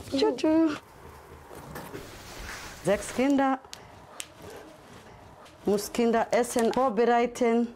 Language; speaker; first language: German; non-native, learner; Somali